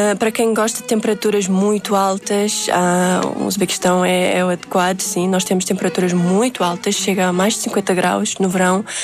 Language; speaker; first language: Portuguese; early bilingual, other home language; Uzbek